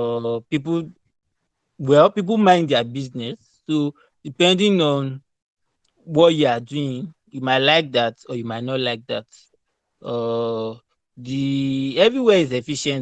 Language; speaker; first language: English; non-native, local second language; Yoruba